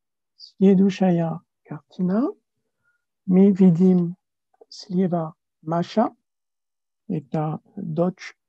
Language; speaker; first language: Russian; non-native, learner; French